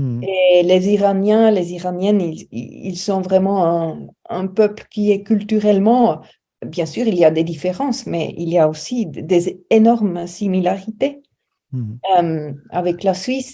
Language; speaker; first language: French; non-native, fluent; German